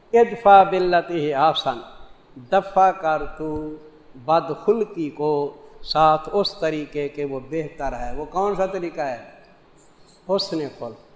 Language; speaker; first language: Urdu; non-native, local second language; Punjabi